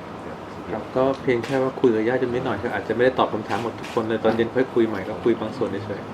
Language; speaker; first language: Thai; native; Thai